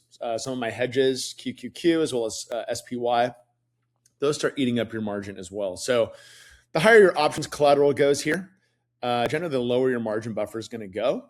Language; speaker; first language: English; native; English